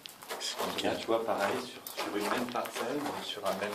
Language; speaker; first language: French; native; French